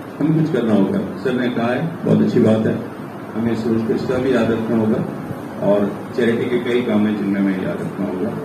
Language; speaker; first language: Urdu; non-native, local second language; Pashto